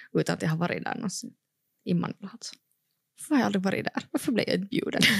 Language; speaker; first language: Swedish; native; Swedish